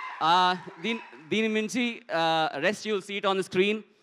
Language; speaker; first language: English; non-native, local second language; Telugu